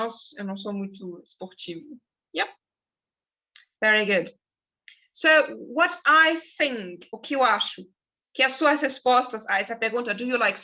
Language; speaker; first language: Portuguese; non-native, fluent; German